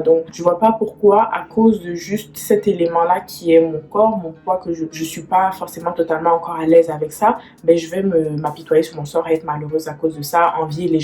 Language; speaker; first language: French; native; French